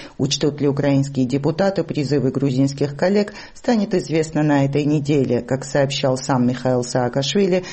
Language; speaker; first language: Russian; non-native, local second language; Georgian